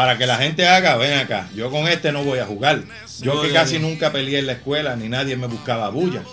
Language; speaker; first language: Spanish; native; Spanish